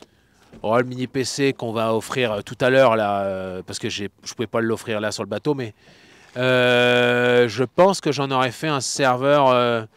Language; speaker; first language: French; native; French